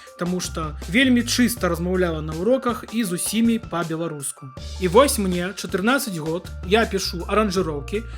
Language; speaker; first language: Belarusian; non-native, local second language; Russian